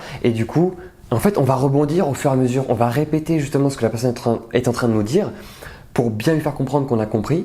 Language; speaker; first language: French; native; French